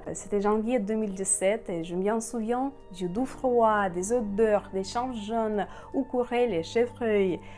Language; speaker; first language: French; non-native, fluent; Russian